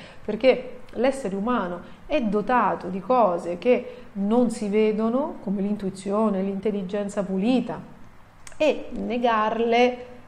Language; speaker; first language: Italian; native; Italian